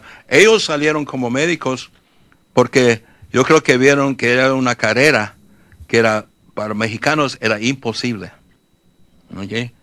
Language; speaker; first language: Spanish; early bilingual, heritage; Spanish